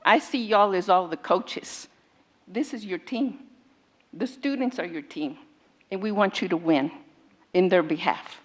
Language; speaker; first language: English; native; English